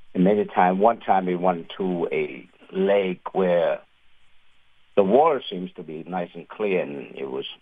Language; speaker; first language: English; non-native, fluent; Khmer